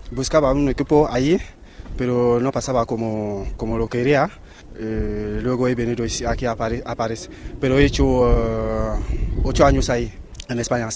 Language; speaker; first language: Spanish; non-native, fluent; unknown